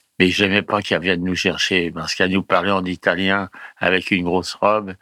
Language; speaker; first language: French; early bilingual, other home language; Italian